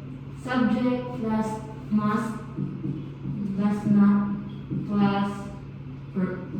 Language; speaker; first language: English; non-native, learner; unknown